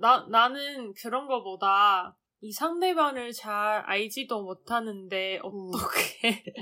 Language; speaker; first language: Korean; non-native, learner; Chinese